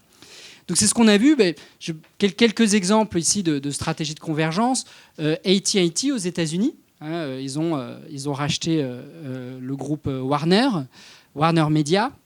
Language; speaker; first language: French; native; French